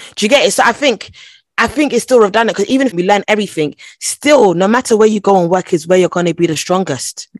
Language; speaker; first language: English; non-native, local second language; Akan